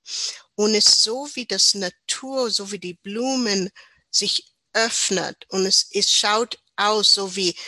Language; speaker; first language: German; non-native, learner; English